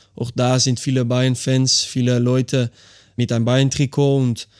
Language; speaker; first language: German; non-native, learner; Dutch